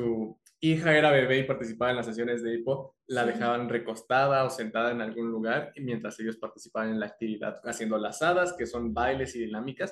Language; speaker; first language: Spanish; native; Spanish